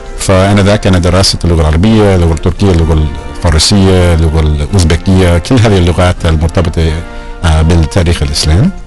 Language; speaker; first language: Arabic; non-native, fluent; English